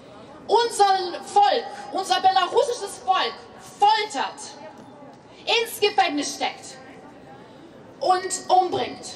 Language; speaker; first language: German; non-native, fluent; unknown